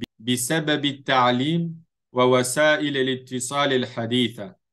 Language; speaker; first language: Arabic; non-native, fluent; French